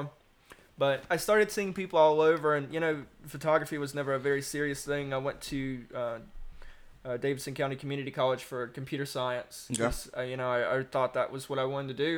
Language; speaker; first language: English; native; English